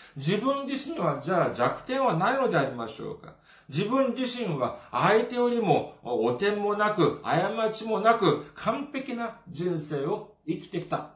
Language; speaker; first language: Japanese; non-native, fluent; Korean